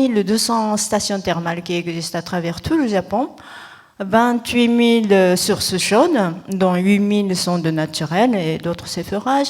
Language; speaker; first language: French; non-native, fluent; Japanese